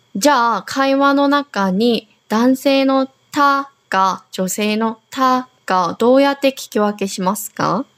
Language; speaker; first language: Japanese; non-native, fluent; Korean